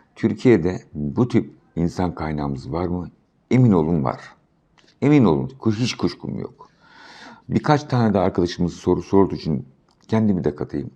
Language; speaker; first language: Turkish; native; Turkish